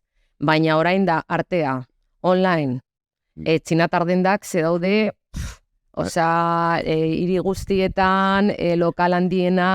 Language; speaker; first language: Basque; non-native, local second language; Spanish